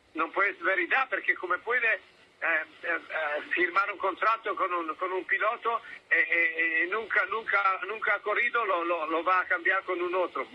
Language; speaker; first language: Spanish; non-native, learner; Italian